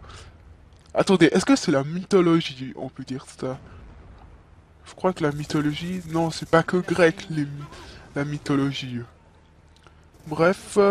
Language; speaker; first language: French; native; French